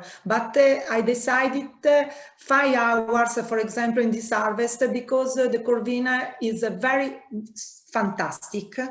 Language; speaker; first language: English; non-native, learner; Italian